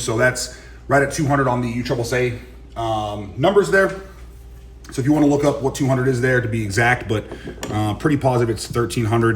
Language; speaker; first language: English; native; English